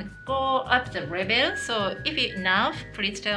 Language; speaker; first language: English; non-native, learner; Japanese